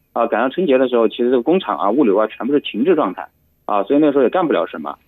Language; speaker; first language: Chinese; native; Chinese